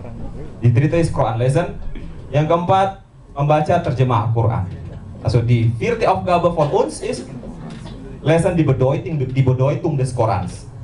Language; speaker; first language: German; non-native, learner; Indonesian